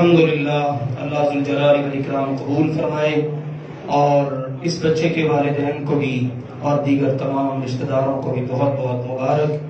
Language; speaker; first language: Urdu; native; Urdu